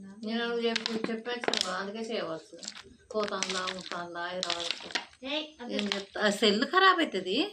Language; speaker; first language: Telugu; native; Telugu